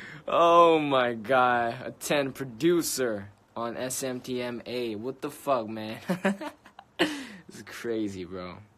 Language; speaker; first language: English; early bilingual, other home language; Korean